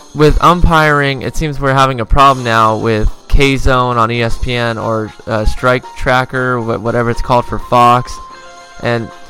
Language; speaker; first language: English; native; English